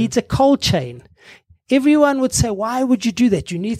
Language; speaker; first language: English; native; English